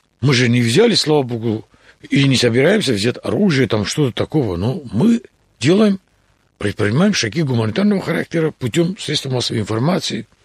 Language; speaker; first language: Russian; non-native, local second language; Talysh